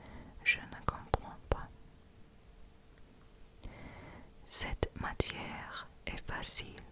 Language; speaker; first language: French; non-native, learner; English